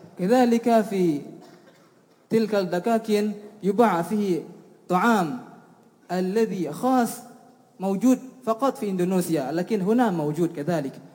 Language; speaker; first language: Arabic; non-native, learner; Indonesian